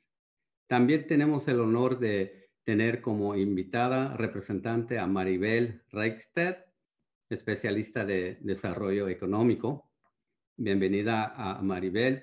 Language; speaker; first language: Spanish; early bilingual, heritage; Spanish